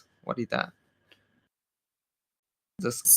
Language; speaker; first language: English; non-native, learner; Vietnamese